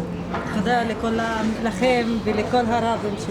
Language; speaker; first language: Hebrew; non-native, local second language; Arabic